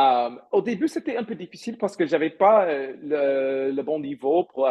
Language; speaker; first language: French; non-native, fluent; English